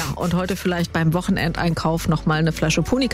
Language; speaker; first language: German; native; German